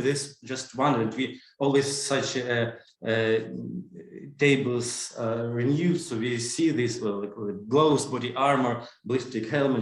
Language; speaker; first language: English; non-native, learner; Ukrainian